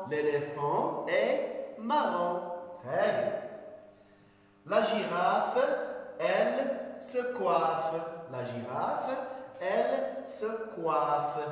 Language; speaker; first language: French; non-native, local second language; Arabic